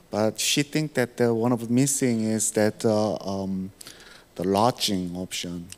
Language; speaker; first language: English; non-native, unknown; Korean